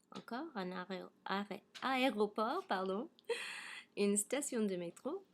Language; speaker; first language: French; non-native, fluent; English